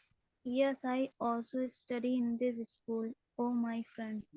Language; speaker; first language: English; non-native, local second language; Hindi